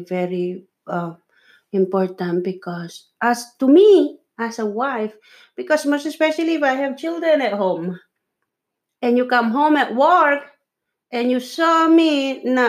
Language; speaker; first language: English; non-native, local second language; Filipino